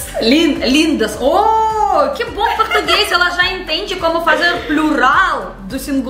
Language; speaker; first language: Portuguese; non-native, learner; Russian